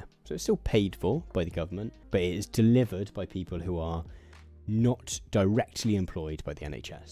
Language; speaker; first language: English; native; English